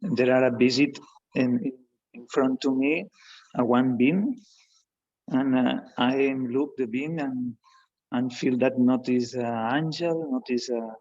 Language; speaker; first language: English; non-native, learner; Spanish